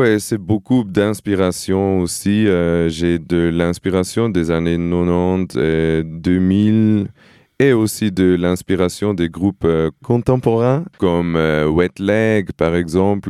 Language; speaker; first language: French; non-native, fluent; Portuguese